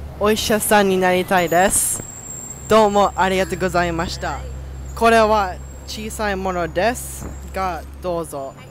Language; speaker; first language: Japanese; non-native, learner; English